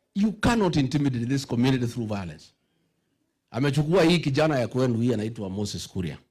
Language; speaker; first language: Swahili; non-native, local second language; Kikuyu